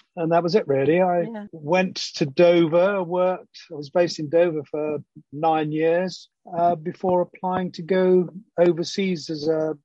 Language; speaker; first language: English; early bilingual, other home language; Greek